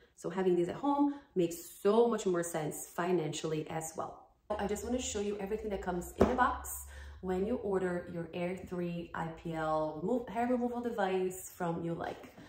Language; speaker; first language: English; non-native, fluent; Portuguese